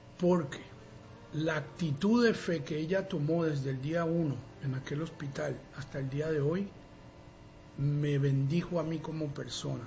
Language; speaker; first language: Spanish; native; Spanish